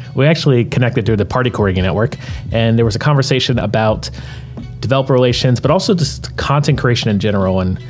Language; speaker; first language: English; native; English